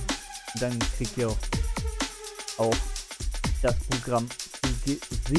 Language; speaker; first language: German; native; German